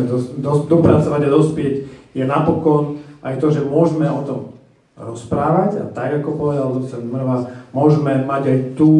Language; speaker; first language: Slovak; native; Slovak